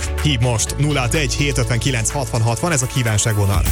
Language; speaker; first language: Hungarian; native; Hungarian